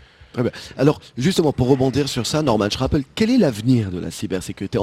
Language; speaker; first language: French; non-native, local second language; Arabic